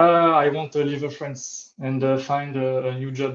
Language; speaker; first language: English; non-native, learner; French